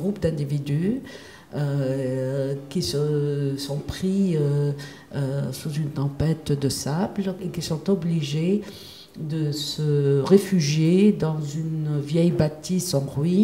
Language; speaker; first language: French; non-native, local second language; Arabic